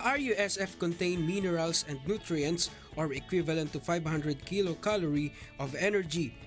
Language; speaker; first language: English; non-native, local second language; Filipino